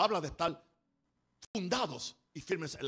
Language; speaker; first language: Spanish; native; Spanish